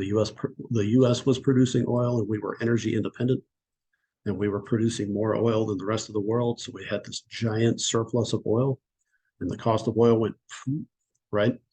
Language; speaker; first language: English; native; English